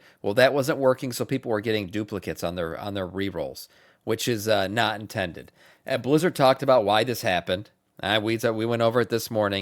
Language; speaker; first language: English; native; English